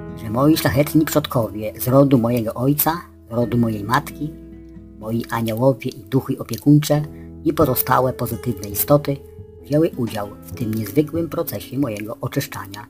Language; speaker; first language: Polish; native; Polish